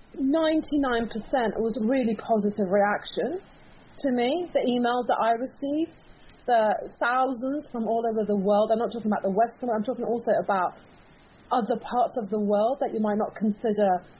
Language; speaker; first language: English; early bilingual, other home language; Persian